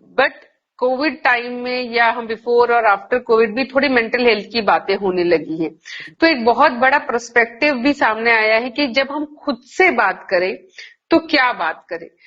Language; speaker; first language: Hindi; native; Hindi